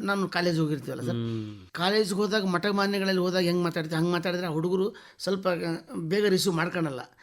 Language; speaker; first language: Kannada; native; Kannada